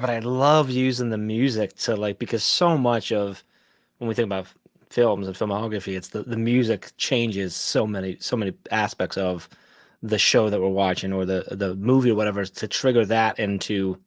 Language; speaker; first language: English; native; English